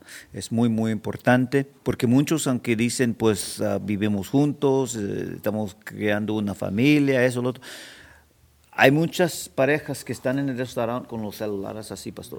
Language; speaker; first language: Spanish; early bilingual, heritage; Spanish